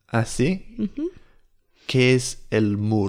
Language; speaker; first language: Spanish; non-native, fluent; English